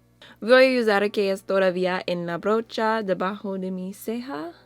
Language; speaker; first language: Spanish; non-native, learner; English